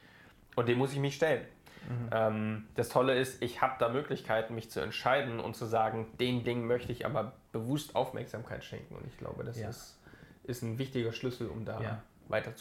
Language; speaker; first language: German; native; German